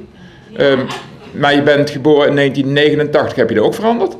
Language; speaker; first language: Dutch; native; Dutch